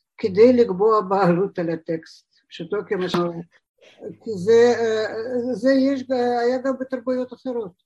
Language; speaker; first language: Hebrew; non-native, fluent; Russian